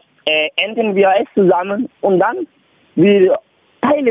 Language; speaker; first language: German; non-native, learner; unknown